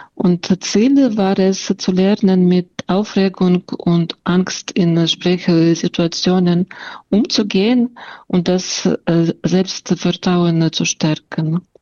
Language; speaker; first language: German; non-native, fluent; Russian